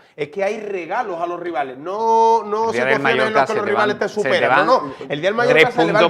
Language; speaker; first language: Spanish; native; Spanish